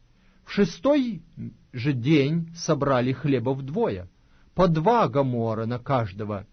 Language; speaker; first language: Russian; native; Russian